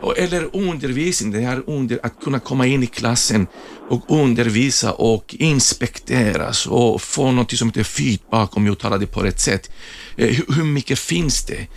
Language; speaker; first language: Swedish; non-native, fluent; Greek